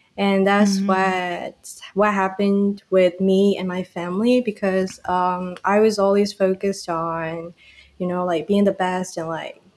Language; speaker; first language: English; non-native, fluent; Burmese